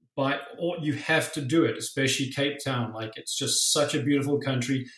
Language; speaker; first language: English; native; English